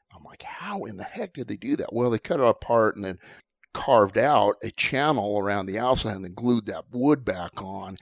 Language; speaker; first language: English; native; English